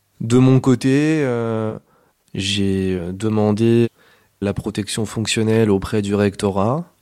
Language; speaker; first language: French; native; French